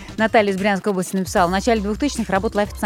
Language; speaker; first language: Russian; native; Russian